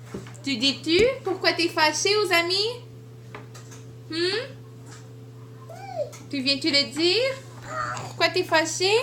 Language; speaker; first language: French; native; French